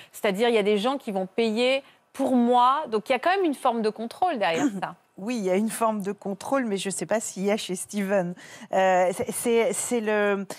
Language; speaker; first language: French; native; French